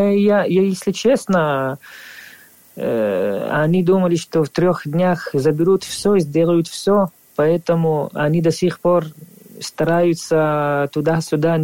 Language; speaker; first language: Russian; non-native, fluent; Arabic